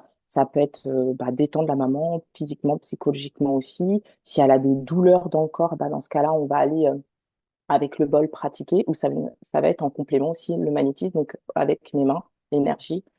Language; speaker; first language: French; native; French